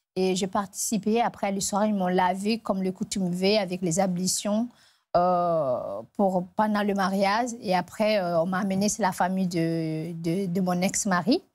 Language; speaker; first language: French; non-native, local second language; Fula